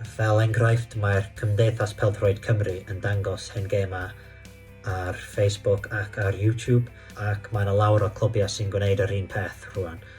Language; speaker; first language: Welsh; non-native, local second language; English